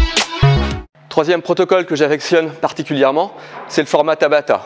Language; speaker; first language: French; native; French